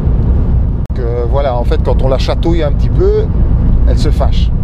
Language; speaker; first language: French; native; French